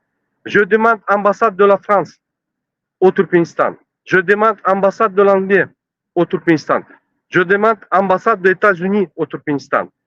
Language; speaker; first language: French; non-native, learner; Turkmen